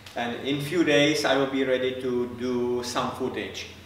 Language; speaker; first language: English; non-native, fluent; Czech